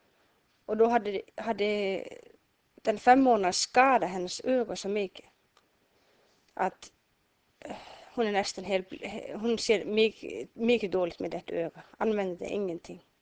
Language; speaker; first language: Swedish; non-native, learner; Icelandic